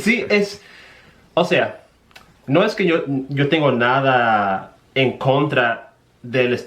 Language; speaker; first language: Spanish; non-native, fluent; English